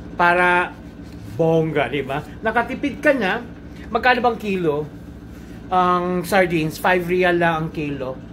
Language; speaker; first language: Filipino; non-native, local second language; Cebuano